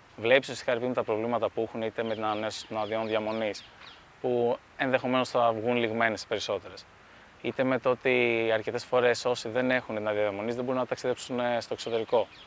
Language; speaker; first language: Greek; early bilingual, other home language; Albanian